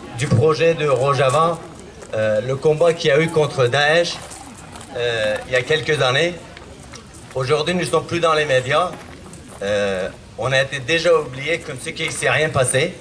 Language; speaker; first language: French; non-native, fluent; Kurdish